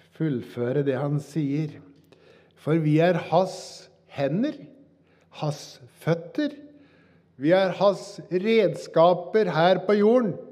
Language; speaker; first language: Norwegian; native; Norwegian